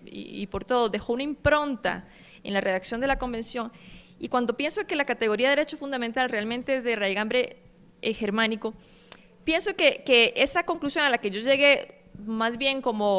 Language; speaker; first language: Spanish; native; Spanish